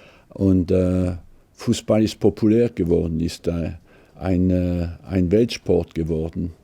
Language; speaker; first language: German; non-native, fluent; French